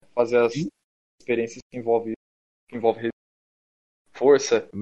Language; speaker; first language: Portuguese; native; Portuguese